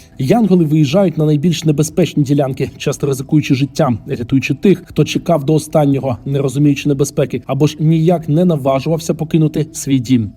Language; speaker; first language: Ukrainian; native; Ukrainian